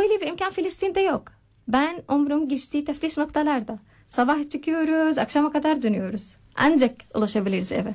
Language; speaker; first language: Turkish; non-native, learner; Arabic